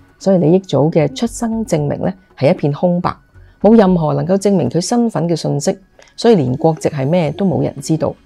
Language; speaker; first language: Chinese; non-native, local second language; Cantonese